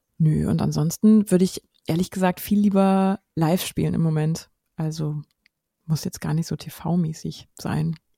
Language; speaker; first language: German; native; German